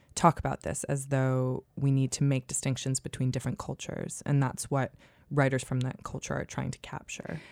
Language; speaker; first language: English; native; English